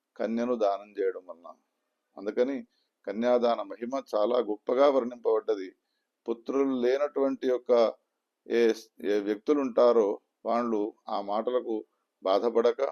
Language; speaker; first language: Telugu; native; Telugu